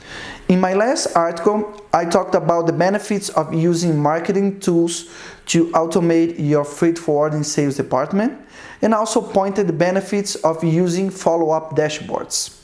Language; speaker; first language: English; non-native, fluent; Portuguese